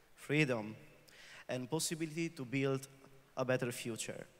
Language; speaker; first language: English; non-native, fluent; Italian